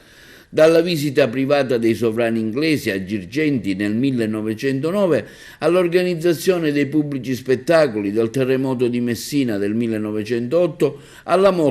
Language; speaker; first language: Italian; native; Italian